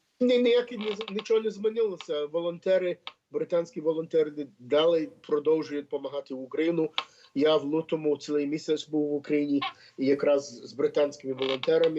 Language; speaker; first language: Ukrainian; early bilingual, heritage; Ukrainian